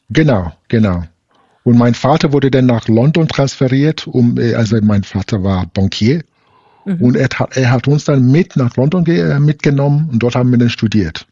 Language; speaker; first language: German; non-native, fluent; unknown